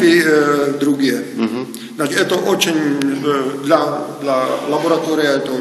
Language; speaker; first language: Russian; non-native, fluent; Czech